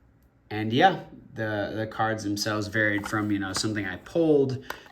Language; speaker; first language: English; native; English